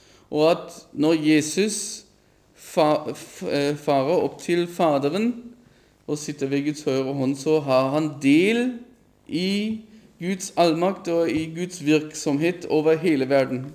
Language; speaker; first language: Norwegian; non-native, fluent; German